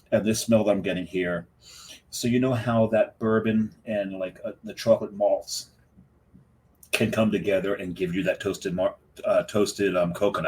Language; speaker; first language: English; native; English